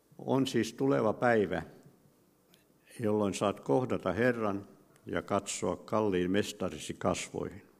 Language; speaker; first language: Finnish; native; Finnish